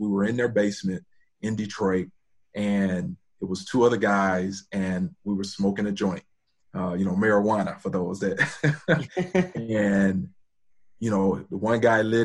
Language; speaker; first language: English; native; English